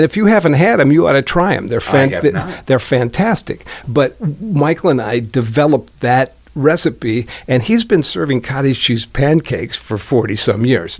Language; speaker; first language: English; native; English